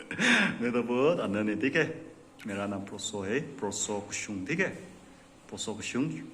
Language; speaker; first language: Hindi; non-native, local second language; Tangkhul Naga (India)